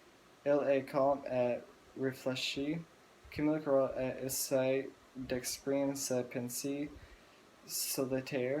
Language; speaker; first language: French; non-native, learner; English